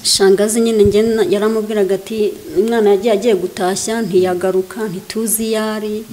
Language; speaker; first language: Kinyarwanda; native; Kinyarwanda